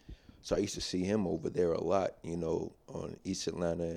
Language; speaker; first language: English; native; English